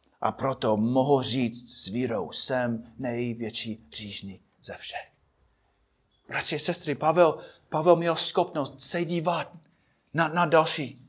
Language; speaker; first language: Czech; non-native, fluent; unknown